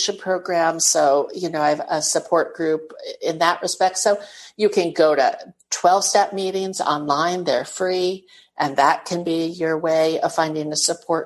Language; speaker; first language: English; native; English